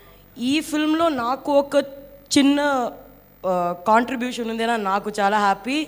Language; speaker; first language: Telugu; non-native, local second language; Tamil